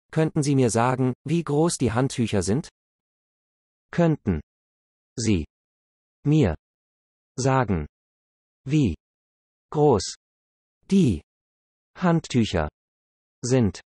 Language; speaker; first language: German; non-native, learner; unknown